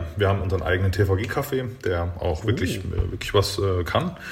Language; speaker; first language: German; native; German